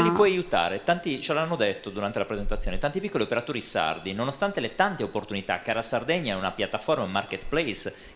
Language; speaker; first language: Italian; native; Italian